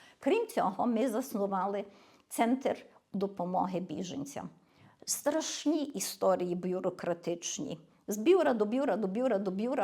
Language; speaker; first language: Ukrainian; early bilingual, heritage; Ukrainian